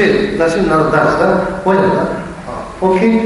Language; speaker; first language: Russian; non-native, learner; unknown